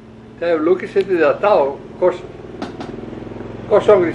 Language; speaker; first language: Indonesian; non-native, learner; Dutch